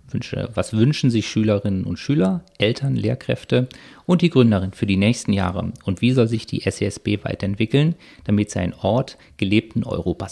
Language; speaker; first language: German; native; German